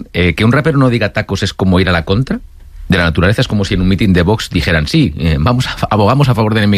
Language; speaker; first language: Spanish; native; Spanish